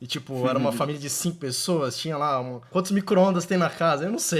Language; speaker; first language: Portuguese; native; Portuguese